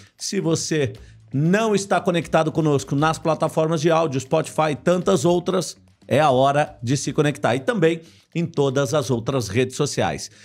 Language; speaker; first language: Portuguese; native; Portuguese